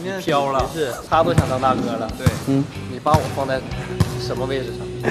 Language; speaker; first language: Chinese; native; Chinese